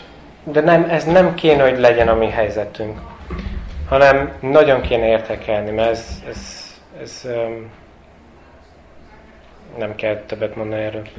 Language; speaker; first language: Hungarian; non-native, fluent; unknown